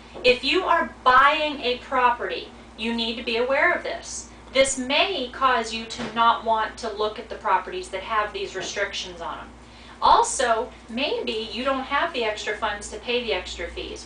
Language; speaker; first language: English; native; English